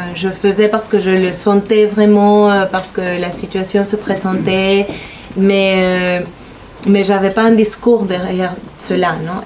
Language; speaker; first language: French; non-native, fluent; Spanish